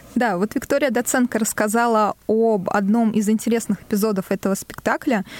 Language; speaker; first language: Russian; native; Russian